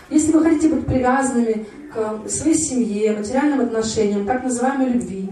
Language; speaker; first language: Russian; native; Russian